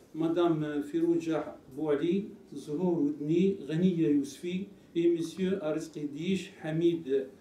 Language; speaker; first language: French; non-native, local second language; Arabic